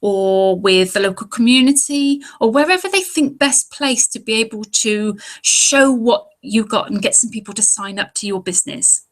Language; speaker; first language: English; native; English